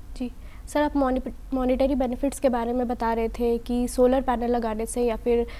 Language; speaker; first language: Hindi; native; Hindi